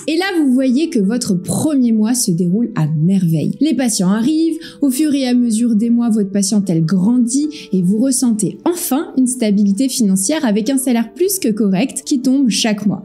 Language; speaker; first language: French; native; French